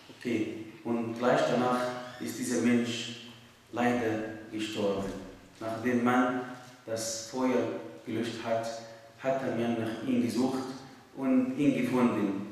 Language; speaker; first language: German; non-native, fluent; Arabic